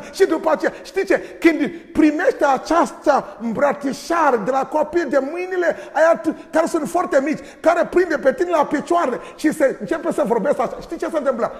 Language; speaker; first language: Romanian; non-native, learner; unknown